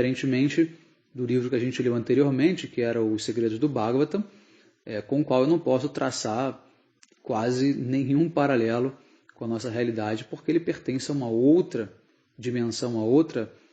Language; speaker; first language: Portuguese; native; Portuguese